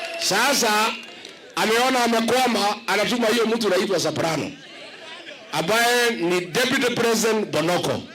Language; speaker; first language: Swahili; non-native, local second language; Kikuyu